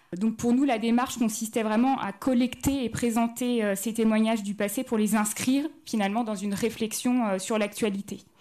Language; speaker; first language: French; native; French